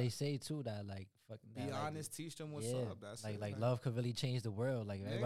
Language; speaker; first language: English; native; English